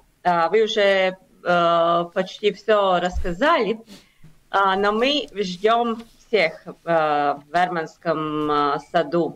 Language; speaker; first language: Russian; non-native, local second language; Latvian